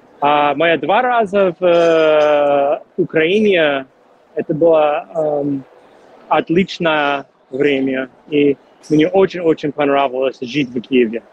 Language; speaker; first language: Russian; non-native, fluent; English